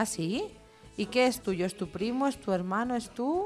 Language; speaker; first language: Spanish; native; Spanish